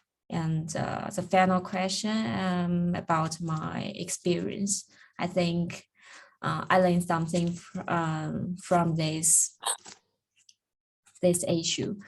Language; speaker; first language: English; non-native, learner; Chinese